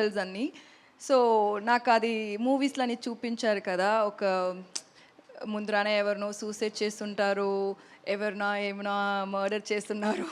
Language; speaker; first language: Telugu; non-native, learner; Tamil